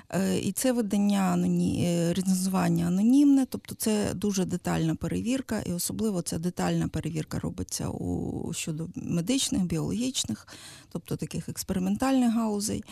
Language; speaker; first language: Ukrainian; native; Ukrainian